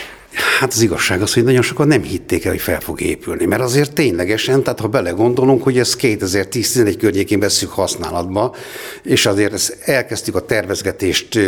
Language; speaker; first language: Hungarian; native; Hungarian